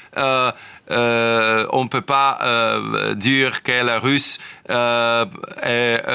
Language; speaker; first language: French; non-native, fluent; Slovak